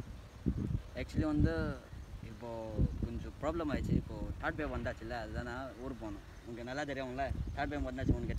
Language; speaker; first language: Tamil; non-native, learner; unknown